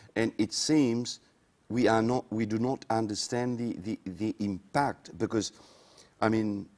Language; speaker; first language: English; non-native, local second language; Seselwa Creole French